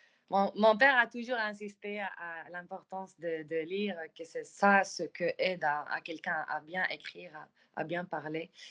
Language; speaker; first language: French; non-native, fluent; Spanish